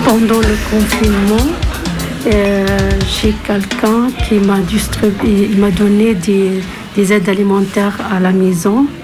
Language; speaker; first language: French; non-native, learner; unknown